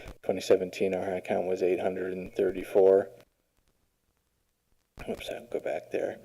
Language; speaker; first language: English; native; English